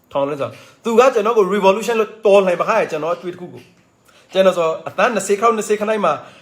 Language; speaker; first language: Burmese; native; Burmese